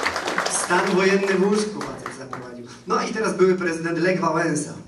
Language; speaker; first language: Polish; native; Polish